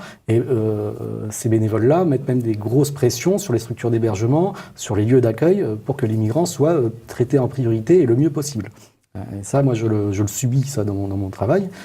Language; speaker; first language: French; native; French